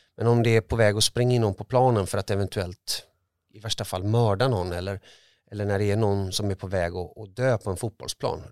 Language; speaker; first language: Swedish; early bilingual, other home language; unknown